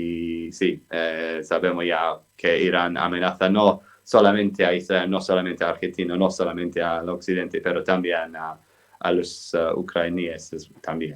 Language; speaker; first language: Spanish; non-native, fluent; English